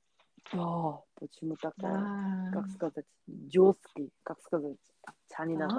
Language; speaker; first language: Russian; non-native, learner; Korean